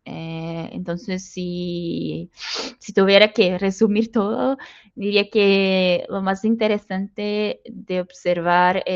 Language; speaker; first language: Spanish; non-native, fluent; Portuguese